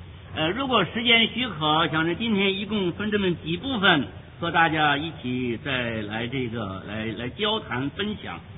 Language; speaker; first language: Chinese; native; Chinese